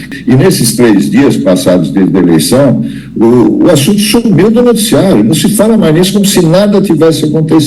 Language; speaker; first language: Portuguese; native; Portuguese